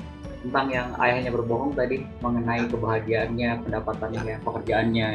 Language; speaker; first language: Indonesian; native; Indonesian